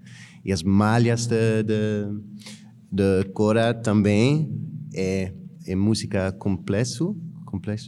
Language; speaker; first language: Portuguese; non-native, fluent; Dutch